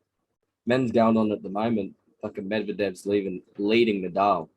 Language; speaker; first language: English; native; English